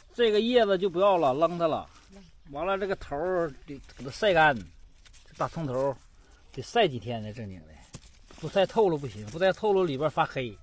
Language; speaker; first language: Chinese; native; Chinese